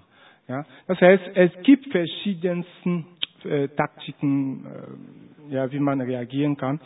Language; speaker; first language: German; non-native, fluent; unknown